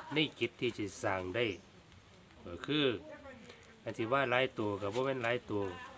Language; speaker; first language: Thai; native; Thai